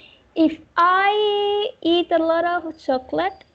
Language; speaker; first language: English; non-native, learner; Spanish